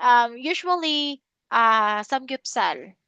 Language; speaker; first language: English; non-native, local second language; Filipino